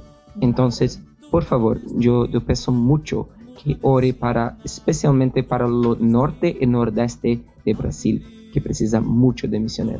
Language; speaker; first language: Spanish; non-native, learner; Portuguese